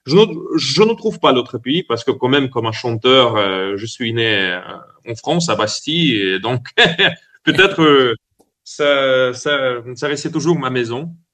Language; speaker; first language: French; non-native, fluent; Russian